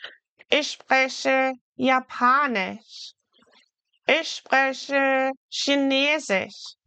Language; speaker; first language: German; non-native, fluent; English